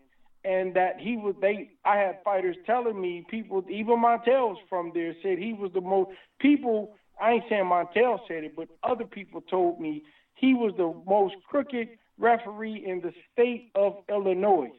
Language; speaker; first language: English; native; English